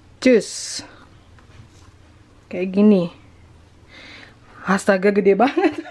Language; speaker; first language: Indonesian; native; Indonesian